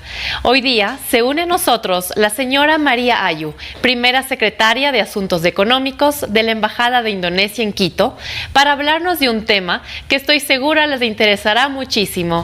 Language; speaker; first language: Spanish; native; Spanish